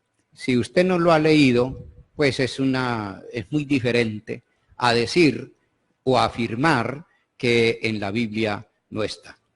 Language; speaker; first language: Spanish; native; Spanish